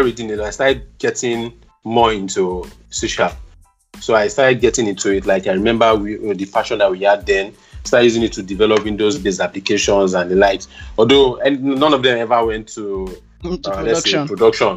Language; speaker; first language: English; non-native, local second language; Yoruba